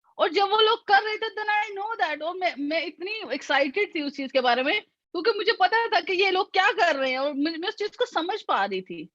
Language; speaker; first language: Urdu; native; Urdu